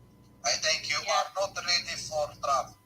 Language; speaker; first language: English; non-native, learner; Arabic